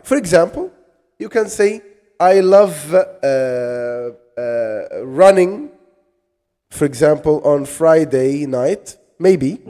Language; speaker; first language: English; non-native, fluent; Arabic